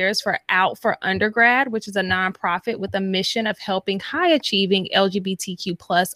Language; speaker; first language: English; native; English